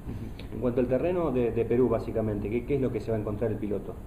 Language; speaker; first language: Spanish; native; Spanish